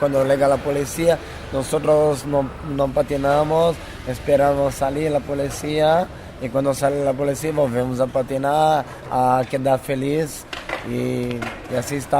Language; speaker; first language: Spanish; non-native, fluent; Portuguese